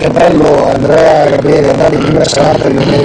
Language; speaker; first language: Italian; native; Italian